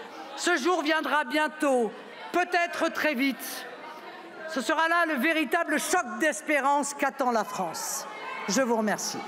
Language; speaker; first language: French; native; French